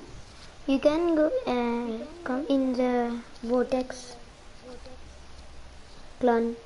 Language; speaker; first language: English; non-native, learner; French